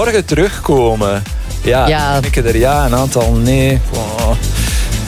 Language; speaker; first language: Dutch; native; Dutch